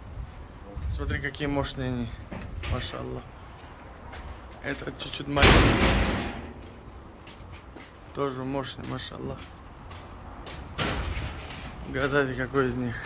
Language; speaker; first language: Russian; non-native, local second language; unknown